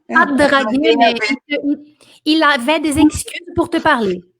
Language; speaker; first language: French; non-native, fluent; Portuguese